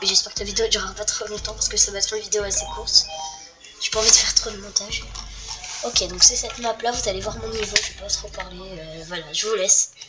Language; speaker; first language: French; native; French